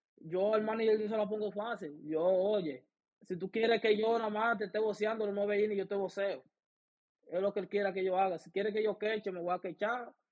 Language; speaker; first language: Spanish; native; Spanish